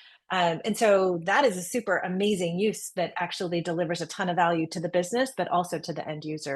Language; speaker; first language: English; native; English